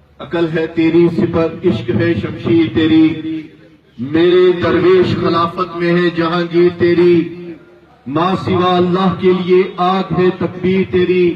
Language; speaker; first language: Urdu; non-native, local second language; Punjabi